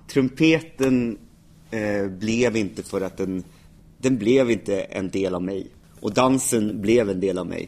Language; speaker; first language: Swedish; native; Swedish